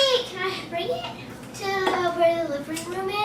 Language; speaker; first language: English; native; English